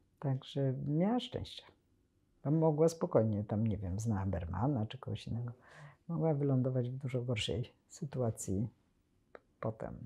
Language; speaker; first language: Polish; native; Polish